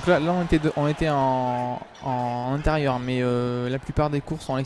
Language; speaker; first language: French; native; French